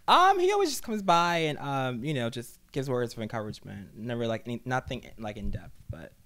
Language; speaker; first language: English; native; English